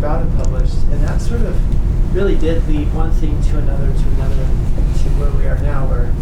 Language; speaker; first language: English; native; English